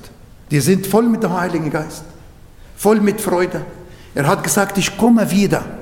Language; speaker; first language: German; non-native, learner; Arabic